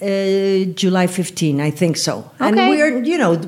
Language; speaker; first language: English; non-native, learner; Spanish